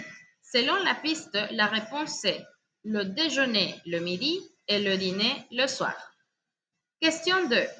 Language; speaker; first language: French; non-native, fluent; Spanish